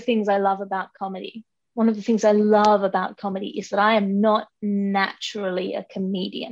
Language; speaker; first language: English; native; English